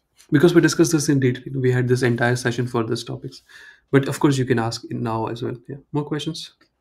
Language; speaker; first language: English; non-native, local second language; Hindi